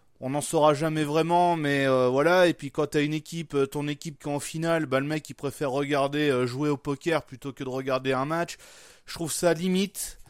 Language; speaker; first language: French; native; French